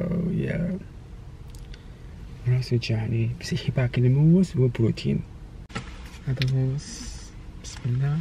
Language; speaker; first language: Arabic; non-native, learner; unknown